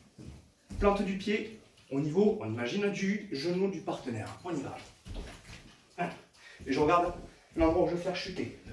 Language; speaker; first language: French; native; French